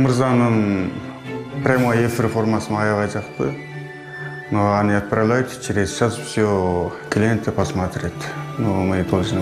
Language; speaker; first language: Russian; non-native, learner; Kyrgyz